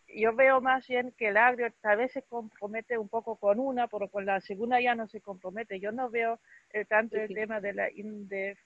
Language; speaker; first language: Spanish; non-native, fluent; German